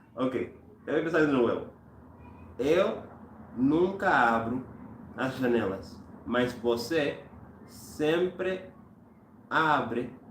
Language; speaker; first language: Portuguese; non-native, learner; English